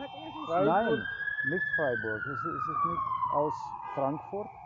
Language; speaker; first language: German; non-native, learner; Slovenian